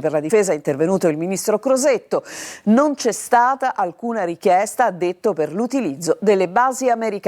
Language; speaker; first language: Italian; native; Italian